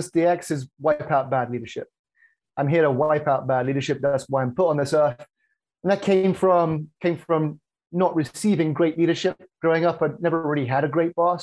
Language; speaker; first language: English; native; English